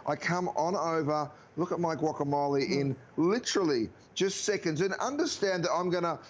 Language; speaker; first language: English; native; English